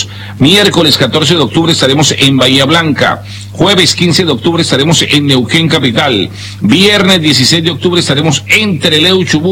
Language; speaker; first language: Spanish; native; Spanish